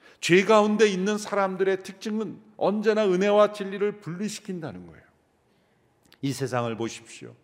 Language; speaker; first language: Korean; native; Korean